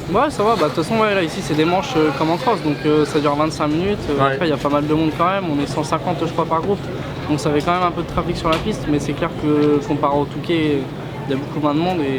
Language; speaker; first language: French; native; French